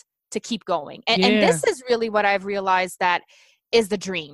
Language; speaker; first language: English; non-native, fluent; Portuguese